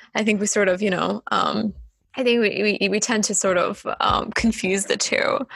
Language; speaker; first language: English; non-native, fluent; Estonian